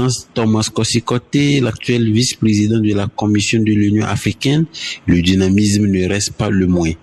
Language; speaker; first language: French; non-native, fluent; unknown